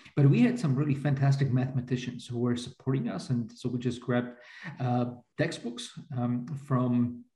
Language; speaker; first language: English; non-native, fluent; Slovak